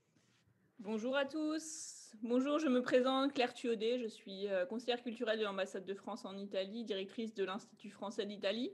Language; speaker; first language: French; native; French